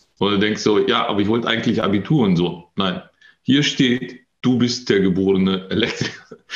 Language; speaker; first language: German; early bilingual, other home language; Russian